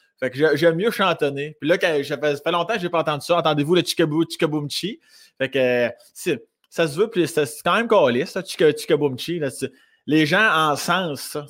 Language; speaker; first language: French; native; French